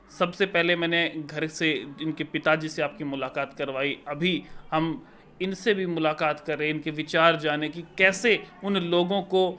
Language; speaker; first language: Hindi; native; Hindi